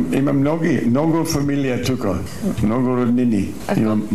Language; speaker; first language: Bulgarian; early bilingual, heritage; Bulgarian